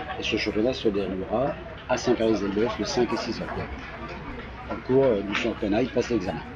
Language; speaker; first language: French; native; French